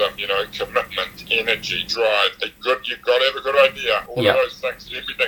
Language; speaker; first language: English; native; English